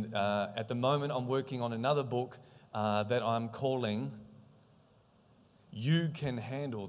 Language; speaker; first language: English; native; English